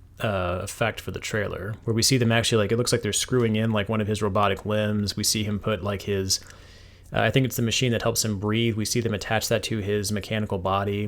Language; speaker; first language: English; native; English